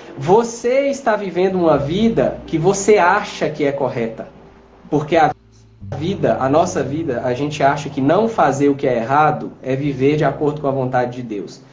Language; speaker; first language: Portuguese; native; Portuguese